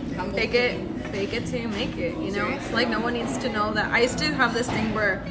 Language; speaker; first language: English; early bilingual, other home language; Spanish